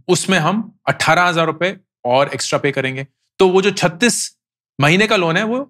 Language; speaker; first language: Hindi; native; Hindi